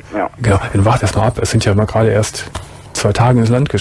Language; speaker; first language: German; native; German